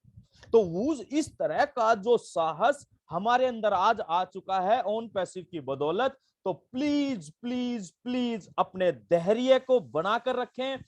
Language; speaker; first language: Hindi; native; Hindi